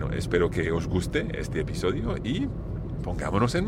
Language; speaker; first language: Spanish; non-native, fluent; English